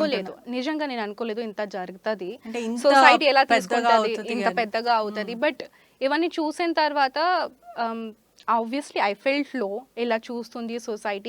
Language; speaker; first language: Telugu; non-native, learner; Hindi